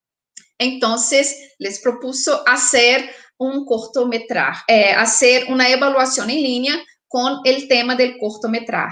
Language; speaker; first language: Spanish; non-native, fluent; Portuguese